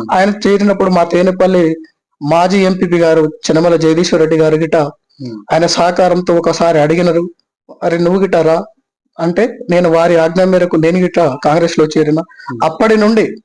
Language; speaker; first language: Telugu; non-native, local second language; Lambadi